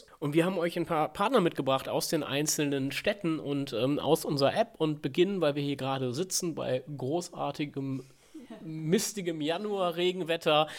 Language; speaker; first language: German; native; German